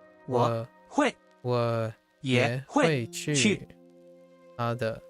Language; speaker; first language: Chinese; non-native, learner; English